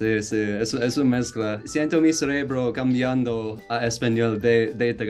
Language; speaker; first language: Spanish; non-native, learner; English